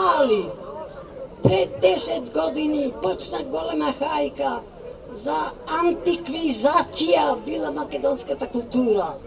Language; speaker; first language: Macedonian; native; Macedonian